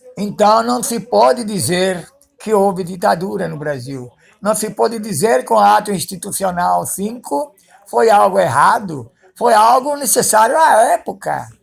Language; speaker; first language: Portuguese; early bilingual, other home language; Spanish